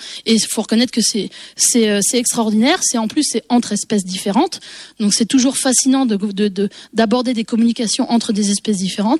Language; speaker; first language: French; native; French